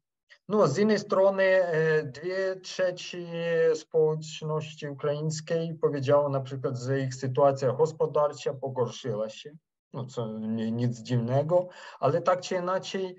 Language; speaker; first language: Polish; non-native, fluent; Ukrainian